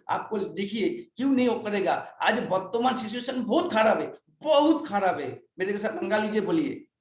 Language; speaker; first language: Hindi; non-native, local second language; Bangla